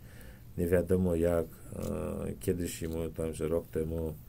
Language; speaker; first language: Polish; non-native, learner; Turkmen